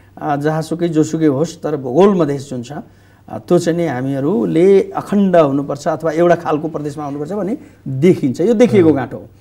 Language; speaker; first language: Nepali; non-native, local second language; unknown